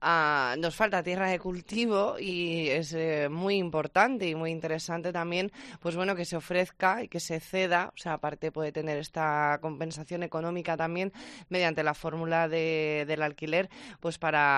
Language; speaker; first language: Spanish; native; Spanish